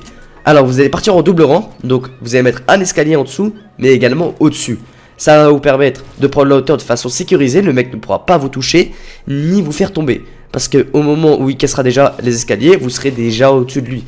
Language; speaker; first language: French; native; French